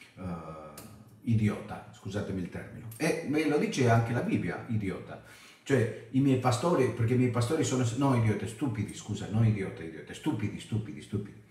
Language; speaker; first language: Italian; non-native, fluent; Spanish